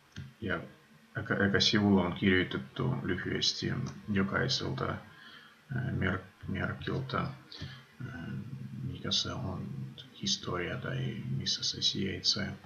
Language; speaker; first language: Finnish; non-native, fluent; Russian